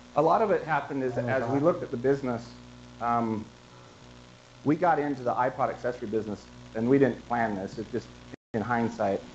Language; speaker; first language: English; native; English